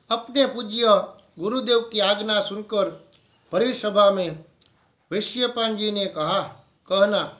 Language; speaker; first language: Hindi; non-native, local second language; Gujarati